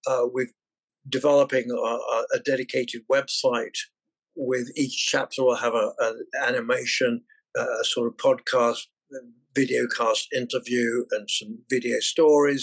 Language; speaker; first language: English; native; English